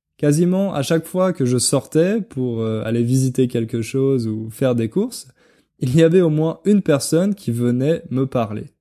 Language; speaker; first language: French; native; French